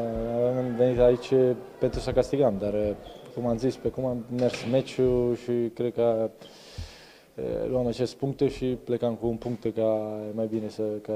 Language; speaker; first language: Romanian; non-native, learner; Italian